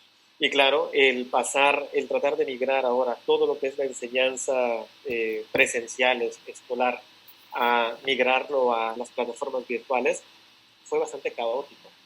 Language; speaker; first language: Spanish; native; Spanish